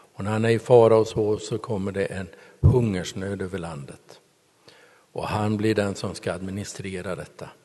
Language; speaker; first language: Swedish; native; Swedish